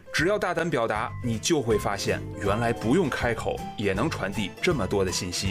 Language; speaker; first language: Chinese; native; Chinese